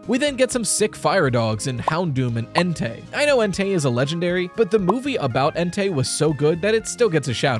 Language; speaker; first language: English; native; English